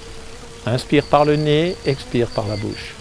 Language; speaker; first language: French; native; French